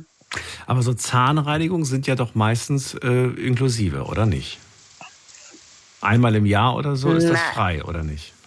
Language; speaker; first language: German; native; German